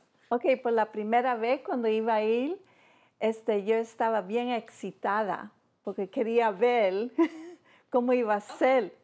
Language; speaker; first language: Spanish; early bilingual, heritage; Spanish